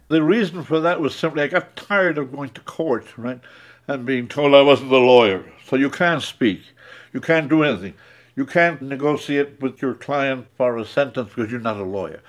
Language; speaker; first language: English; native; English